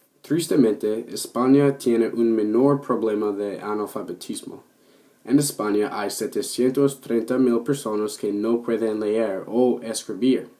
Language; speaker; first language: Spanish; non-native, learner; English